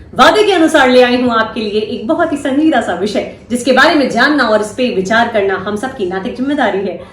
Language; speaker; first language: Hindi; native; Hindi